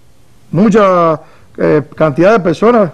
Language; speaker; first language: Spanish; native; Spanish